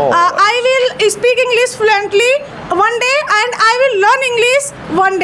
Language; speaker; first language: English; non-native, learner; Hindi